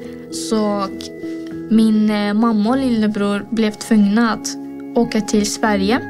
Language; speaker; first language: Swedish; early bilingual, other home language; Azerbaijani